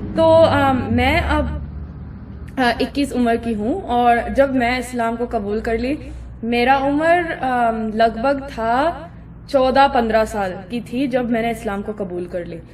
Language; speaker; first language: Urdu; non-native, fluent; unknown